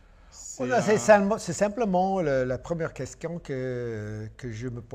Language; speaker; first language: French; non-native, fluent; English